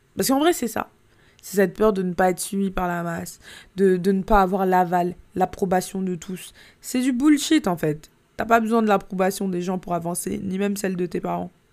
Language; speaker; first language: French; native; French